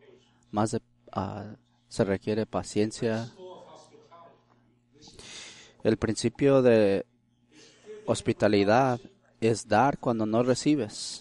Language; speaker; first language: Spanish; early bilingual, heritage; Spanish